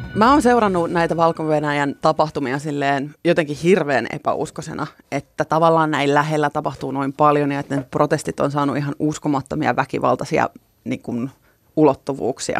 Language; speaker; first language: Finnish; native; Finnish